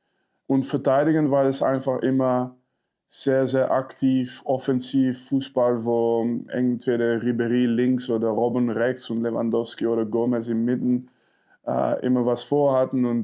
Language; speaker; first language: German; non-native, fluent; French